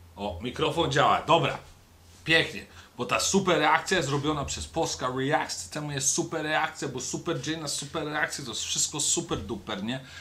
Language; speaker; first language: Polish; early bilingual, heritage; Polish